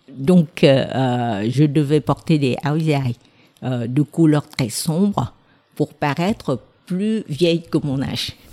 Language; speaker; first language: French; non-native, fluent; Vietnamese